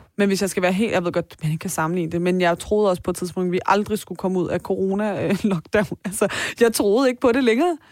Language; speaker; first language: Danish; early bilingual, other home language; Persian